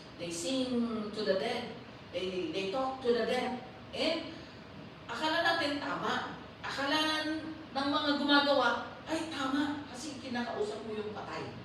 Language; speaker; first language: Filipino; non-native, local second language; Iloko